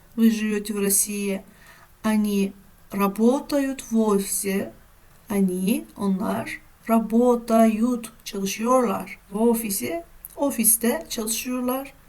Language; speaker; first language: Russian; non-native, fluent; Turkish